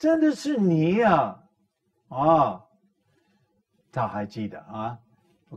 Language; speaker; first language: Chinese; non-native, fluent; English